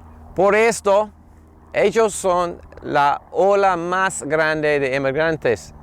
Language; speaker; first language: Spanish; non-native, fluent; English